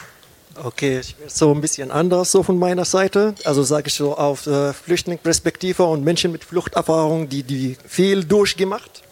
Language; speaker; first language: German; non-native, learner; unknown